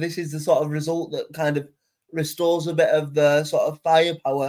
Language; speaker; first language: English; native; English